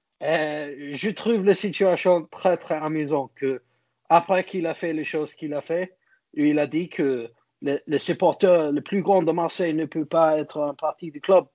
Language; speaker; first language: French; non-native, learner; English